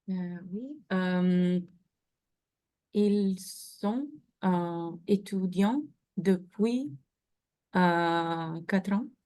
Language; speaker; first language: French; non-native, learner; Italian